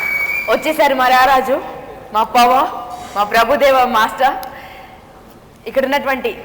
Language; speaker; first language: Telugu; native; Telugu